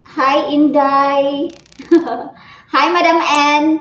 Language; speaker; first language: Filipino; non-native, local second language; Cebuano